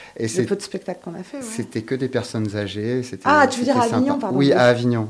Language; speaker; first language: French; native; French